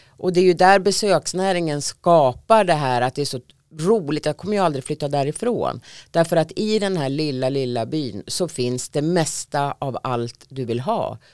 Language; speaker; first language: Swedish; native; Swedish